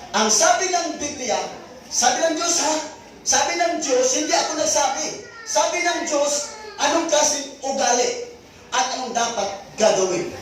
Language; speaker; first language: Filipino; non-native, local second language; Cebuano